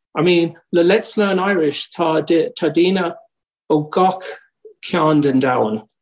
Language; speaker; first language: Irish; non-native, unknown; English